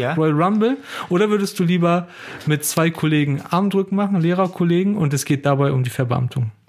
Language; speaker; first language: German; early bilingual, other home language; Turkish